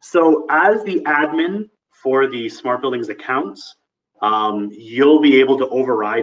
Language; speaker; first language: English; native; English